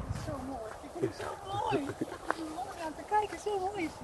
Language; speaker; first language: Dutch; native; Dutch